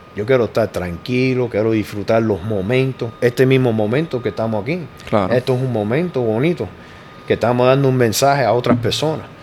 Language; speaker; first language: Spanish; early bilingual, heritage; Spanish